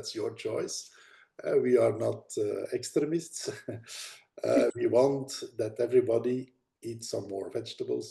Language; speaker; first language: English; non-native, fluent; Dutch